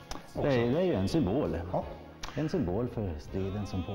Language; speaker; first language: Swedish; native; Swedish